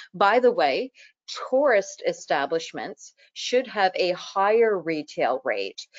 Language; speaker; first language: English; native; English